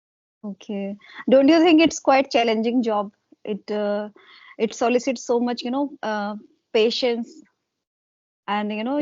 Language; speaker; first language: English; non-native, fluent; Hindi